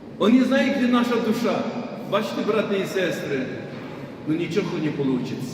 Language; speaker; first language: Ukrainian; non-native, local second language; Russian